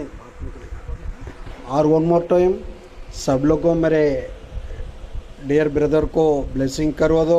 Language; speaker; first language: Hindi; non-native, local second language; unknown